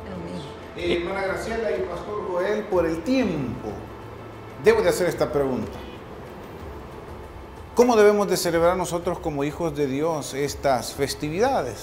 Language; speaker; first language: Spanish; native; Spanish